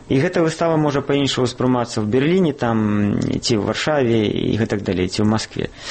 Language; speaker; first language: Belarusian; native; Belarusian